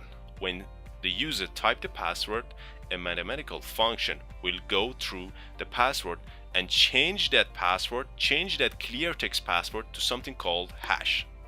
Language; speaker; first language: English; non-native, fluent; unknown